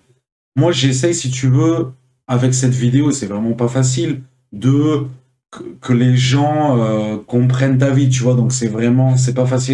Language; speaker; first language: French; native; French